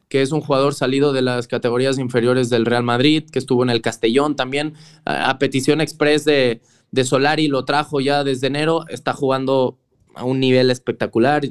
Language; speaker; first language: Spanish; non-native, local second language; Catalan